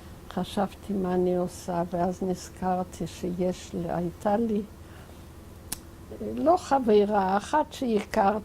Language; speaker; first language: Hebrew; non-native, fluent; Yiddish